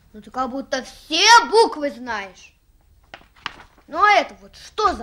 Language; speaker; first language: Russian; native; Russian